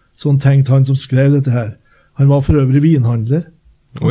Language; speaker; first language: Norwegian; native; Norwegian